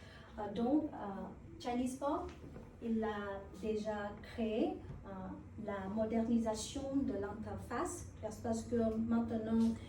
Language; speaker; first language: French; non-native, learner; Vietnamese